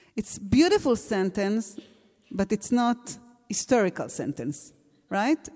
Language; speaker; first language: English; non-native, fluent; Hebrew